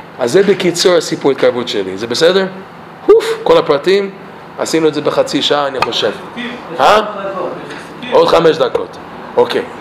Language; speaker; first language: Hebrew; non-native, fluent; English